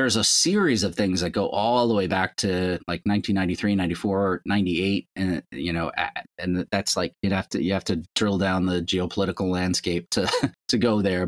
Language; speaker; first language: English; native; English